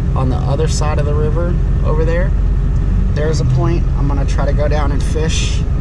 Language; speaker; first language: English; native; English